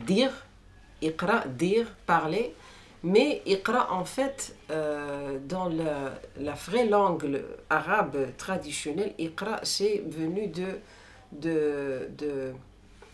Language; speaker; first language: French; non-native, fluent; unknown